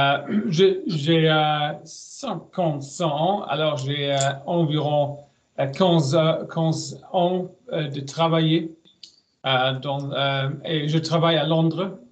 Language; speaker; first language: French; non-native, learner; German